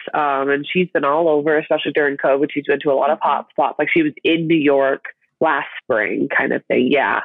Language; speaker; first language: English; native; English